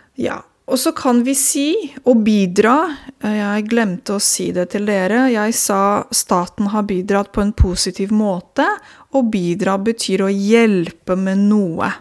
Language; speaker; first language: Norwegian; non-native, fluent; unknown